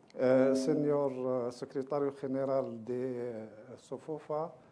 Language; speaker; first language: Spanish; non-native, learner; Arabic